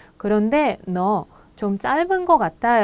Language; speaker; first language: Korean; non-native, fluent; Russian